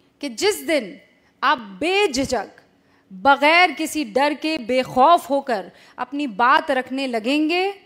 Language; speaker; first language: Hindi; native; Hindi